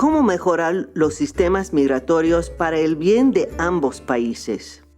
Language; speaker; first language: Spanish; non-native, fluent; English